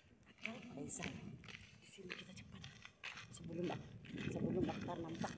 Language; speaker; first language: Indonesian; non-native, learner; Filipino